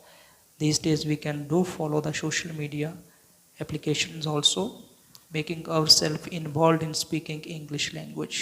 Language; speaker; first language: English; non-native, local second language; Hindi